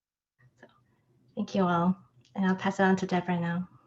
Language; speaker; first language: English; native; English